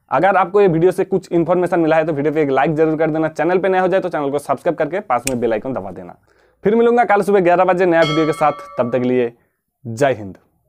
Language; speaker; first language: Hindi; non-native, local second language; Bangla